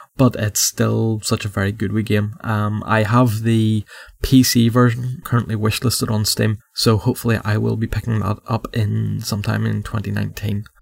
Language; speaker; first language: English; native; English